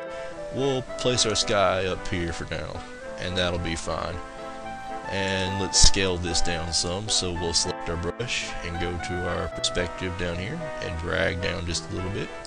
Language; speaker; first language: English; native; English